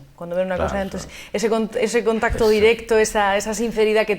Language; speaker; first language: Spanish; native; Spanish